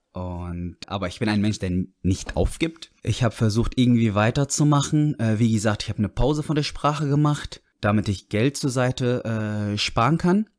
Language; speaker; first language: German; non-native, fluent; Arabic